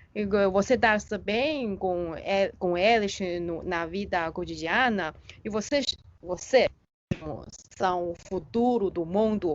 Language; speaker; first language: Portuguese; non-native, fluent; Chinese